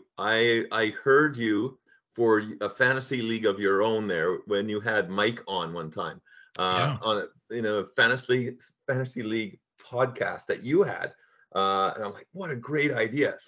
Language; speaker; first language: English; native; English